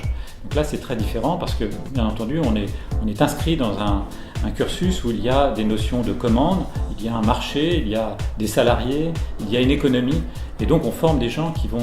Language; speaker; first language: French; native; French